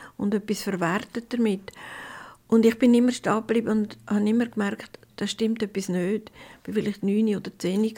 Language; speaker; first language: German; native; German